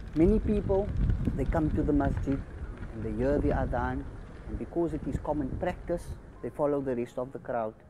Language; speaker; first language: English; early bilingual, other home language; Afrikaans